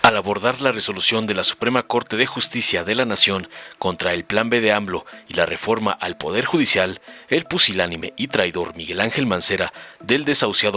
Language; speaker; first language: Spanish; native; Spanish